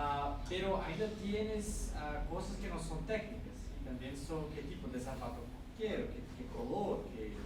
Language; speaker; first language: Spanish; non-native, fluent; Portuguese